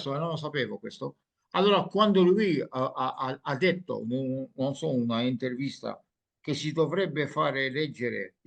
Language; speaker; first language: Italian; non-native, fluent; Maltese